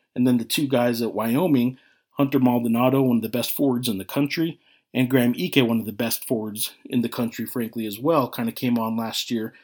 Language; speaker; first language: English; native; English